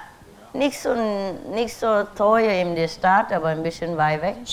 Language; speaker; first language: German; non-native, learner; Vietnamese